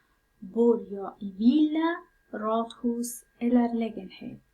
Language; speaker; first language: Swedish; non-native, fluent; Pashto